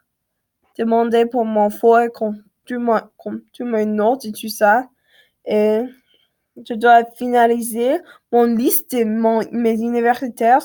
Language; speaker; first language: French; non-native, learner; English